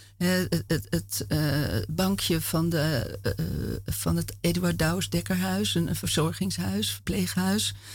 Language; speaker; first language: Dutch; native; Dutch